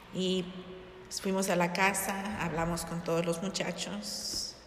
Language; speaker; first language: Spanish; early bilingual, heritage; Spanish